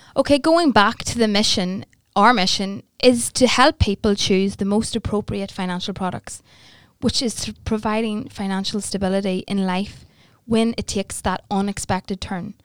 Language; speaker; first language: English; native; English